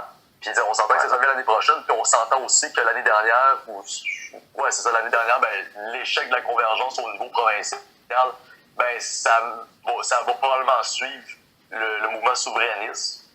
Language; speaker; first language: French; native; French